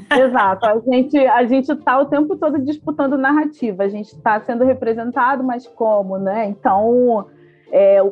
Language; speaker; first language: Portuguese; native; Portuguese